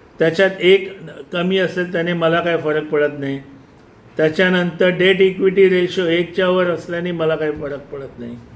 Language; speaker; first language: Marathi; non-native, local second language; Gujarati